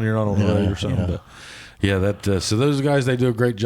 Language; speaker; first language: English; native; English